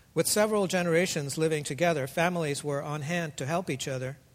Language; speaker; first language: English; early bilingual, other home language; Russian